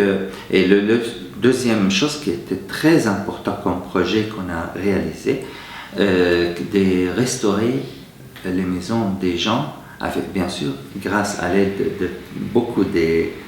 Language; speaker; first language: French; non-native, fluent; Arabic